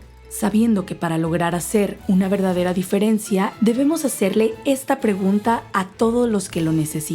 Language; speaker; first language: Spanish; native; Spanish